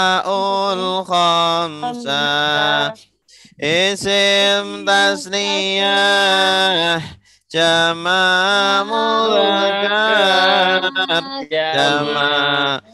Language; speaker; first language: Arabic; non-native, fluent; Indonesian